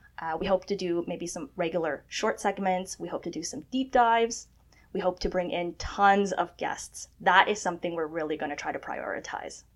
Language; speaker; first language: English; early bilingual, other home language; Chinese